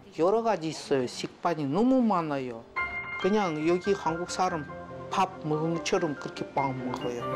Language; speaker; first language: Korean; non-native, learner; Russian